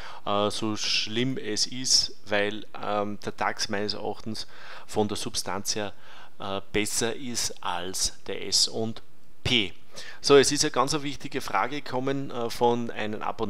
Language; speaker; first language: German; native; German